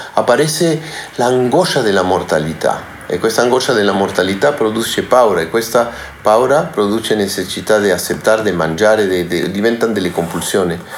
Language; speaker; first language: Italian; non-native, learner; Spanish